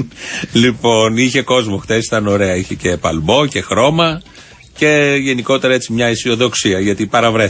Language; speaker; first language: Greek; native; Greek